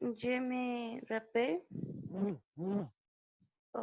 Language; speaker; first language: French; non-native, learner; Spanish